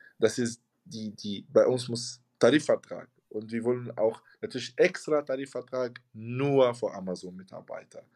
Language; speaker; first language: German; non-native, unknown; Arabic